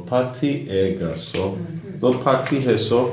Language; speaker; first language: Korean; non-native, learner; English